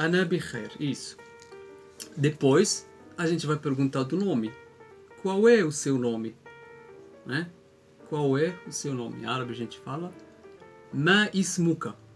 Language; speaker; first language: Portuguese; non-native, fluent; Arabic